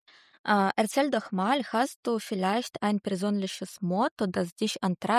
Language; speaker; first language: German; native; German